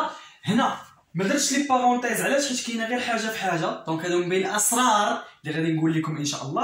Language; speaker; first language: Arabic; native; Arabic